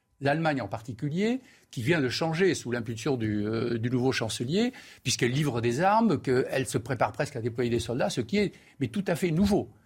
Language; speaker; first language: French; native; French